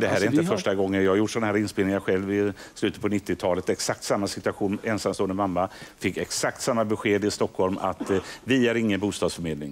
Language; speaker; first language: Swedish; native; Swedish